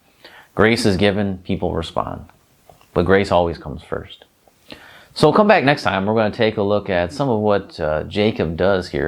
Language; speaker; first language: English; native; English